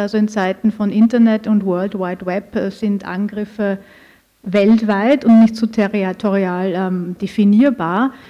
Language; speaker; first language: German; native; German